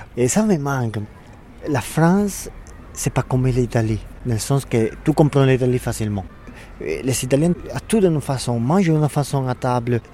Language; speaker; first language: French; non-native, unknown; Spanish